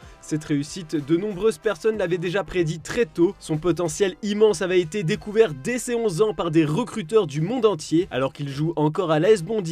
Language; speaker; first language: French; native; French